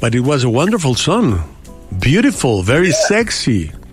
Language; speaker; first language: English; non-native, fluent; Spanish